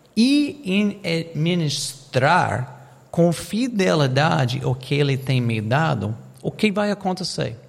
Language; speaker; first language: Portuguese; non-native, fluent; English